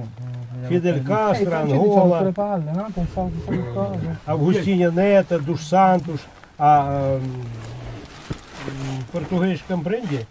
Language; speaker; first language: Russian; native; Russian